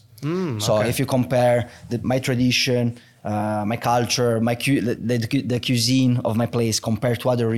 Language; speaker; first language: English; non-native, fluent; Italian